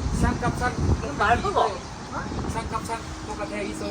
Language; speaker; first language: Korean; non-native, learner; Thai